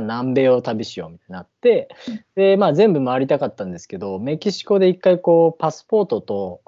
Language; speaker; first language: Japanese; native; Japanese